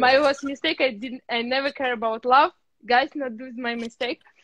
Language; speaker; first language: English; non-native, learner; Russian